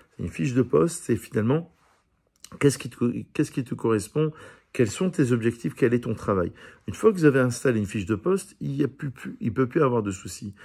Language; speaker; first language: French; native; French